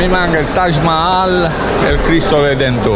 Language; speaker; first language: Italian; native; Italian